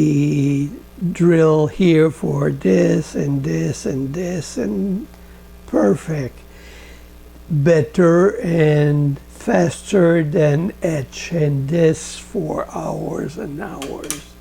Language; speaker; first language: English; non-native, learner; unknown